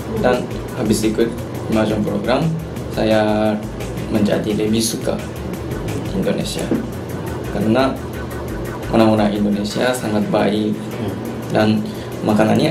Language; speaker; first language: Indonesian; non-native, learner; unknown